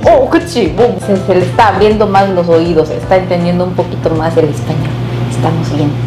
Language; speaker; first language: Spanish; non-native, fluent; Korean